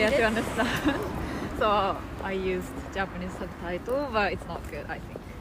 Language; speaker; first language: English; non-native, learner; Japanese